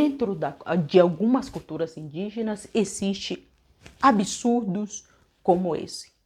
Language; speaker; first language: Portuguese; non-native, local second language; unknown